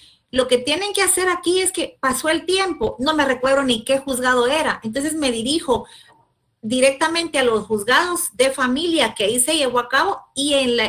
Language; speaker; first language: Spanish; native; Spanish